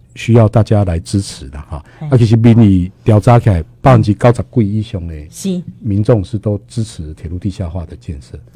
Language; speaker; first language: Chinese; native; Chinese